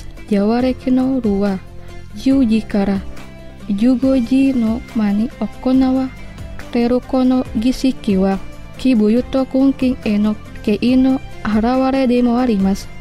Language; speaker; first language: Japanese; non-native, fluent; Indonesian